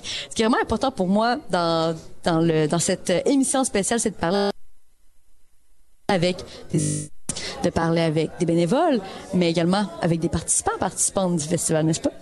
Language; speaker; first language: French; native; French